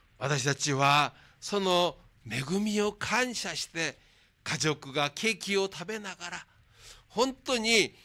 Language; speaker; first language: Japanese; non-native, fluent; Korean